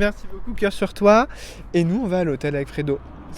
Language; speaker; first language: French; native; French